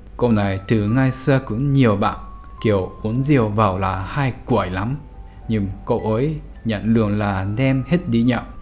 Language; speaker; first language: Vietnamese; non-native, fluent; Japanese